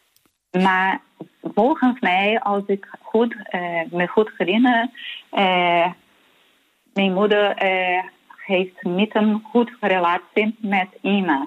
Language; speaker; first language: Dutch; non-native, fluent; Portuguese